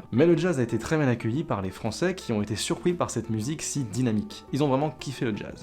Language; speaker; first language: French; native; French